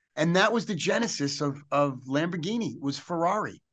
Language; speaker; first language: English; native; English